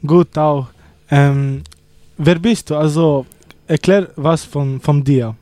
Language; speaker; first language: German; non-native, learner; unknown